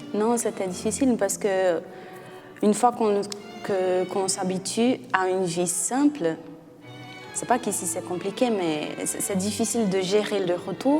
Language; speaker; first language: French; non-native, fluent; Portuguese